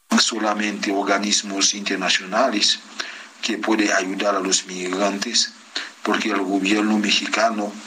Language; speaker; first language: Spanish; non-native, fluent; Haitian Creole